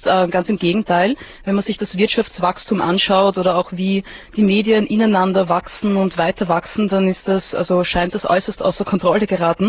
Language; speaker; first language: German; native; German